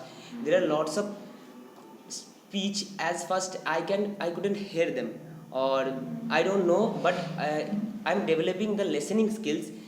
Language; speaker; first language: English; non-native, learner; Bangla